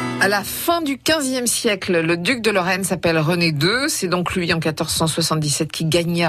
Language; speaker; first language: French; native; French